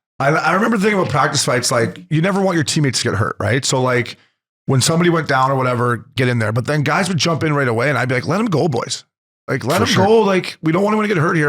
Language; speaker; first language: English; native; English